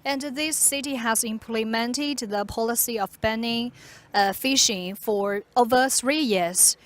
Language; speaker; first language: English; non-native, fluent; Chinese